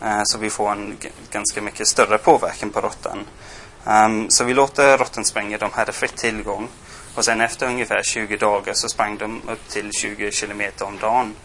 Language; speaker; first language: Swedish; non-native, fluent; English